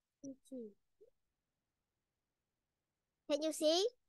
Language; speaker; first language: English; non-native, learner; Vietnamese